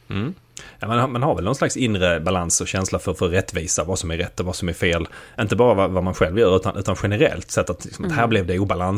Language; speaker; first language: Swedish; native; Swedish